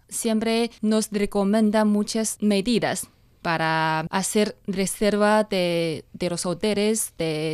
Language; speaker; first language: Spanish; non-native, fluent; Chinese